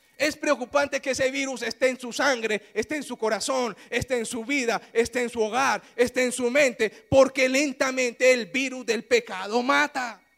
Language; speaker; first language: Spanish; native; Spanish